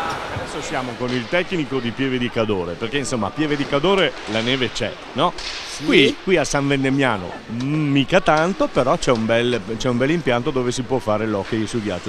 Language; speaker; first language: Italian; native; Italian